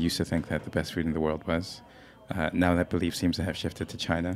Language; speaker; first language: English; non-native, local second language; Cantonese